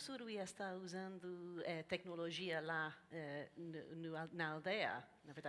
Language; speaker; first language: Portuguese; non-native, learner; English